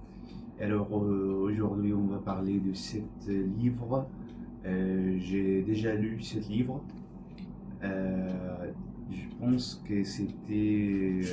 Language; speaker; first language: French; non-native, learner; English